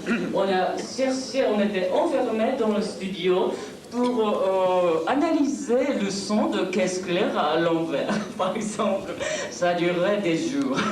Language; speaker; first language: French; non-native, fluent; Japanese